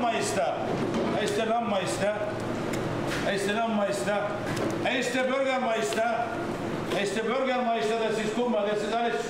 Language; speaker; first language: German; non-native, learner; Turkish